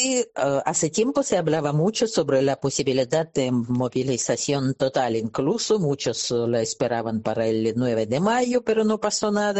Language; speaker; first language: Spanish; non-native, fluent; Russian